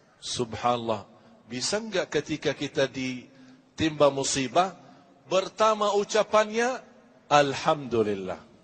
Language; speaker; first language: Malay; non-native, fluent; Arabic